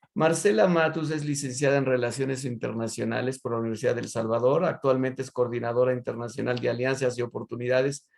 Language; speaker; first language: Spanish; native; Spanish